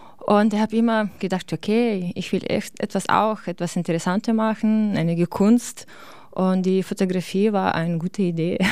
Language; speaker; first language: German; non-native, learner; Ukrainian